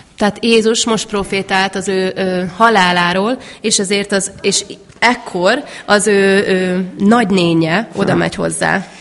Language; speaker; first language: Hungarian; native; Hungarian